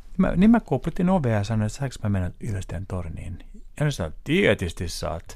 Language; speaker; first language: Finnish; non-native, local second language; Swedish